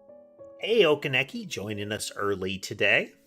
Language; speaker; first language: English; native; English